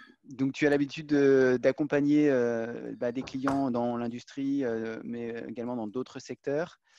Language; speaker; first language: French; native; French